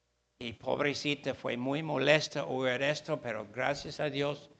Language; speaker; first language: Spanish; non-native, fluent; English